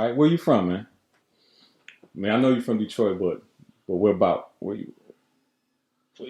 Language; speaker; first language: English; native; English